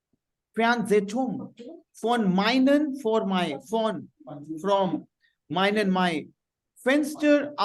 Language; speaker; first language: German; non-native, fluent; Hindi